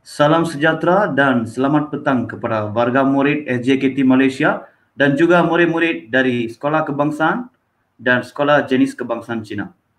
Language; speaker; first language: Malay; non-native, local second language; Tamil